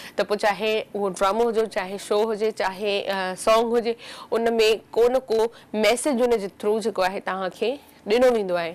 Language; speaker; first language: Sindhi; native; Sindhi